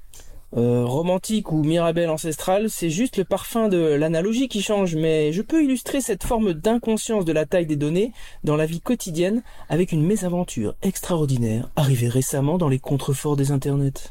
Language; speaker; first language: French; native; French